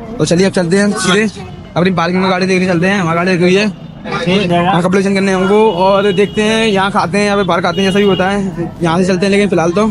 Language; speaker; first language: Hindi; native; Hindi